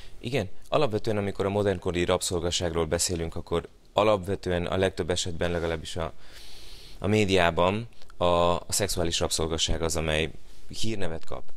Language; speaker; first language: Hungarian; early bilingual, other home language; Spanish